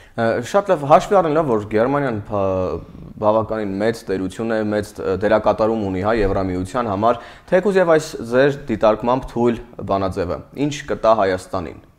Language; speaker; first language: Armenian; native; Armenian